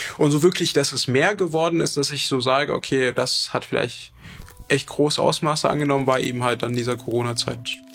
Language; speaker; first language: German; early bilingual, other home language; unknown